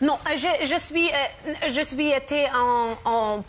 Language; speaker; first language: French; non-native, learner; German